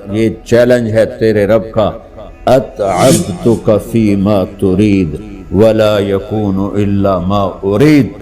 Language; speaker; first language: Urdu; non-native, local second language; Punjabi